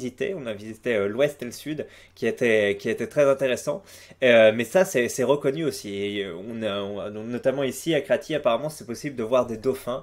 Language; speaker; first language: French; native; French